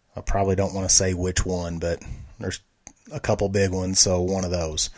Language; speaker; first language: English; native; English